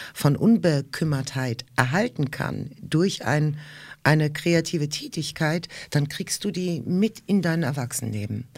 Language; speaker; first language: German; early bilingual, other home language; Russian